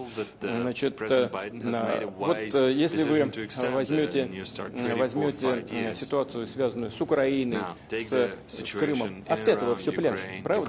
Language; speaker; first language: Russian; native; Russian